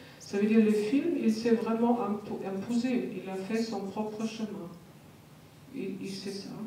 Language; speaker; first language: French; non-native, fluent; German